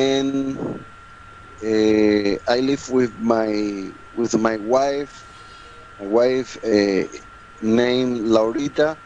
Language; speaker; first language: English; non-native, learner; Spanish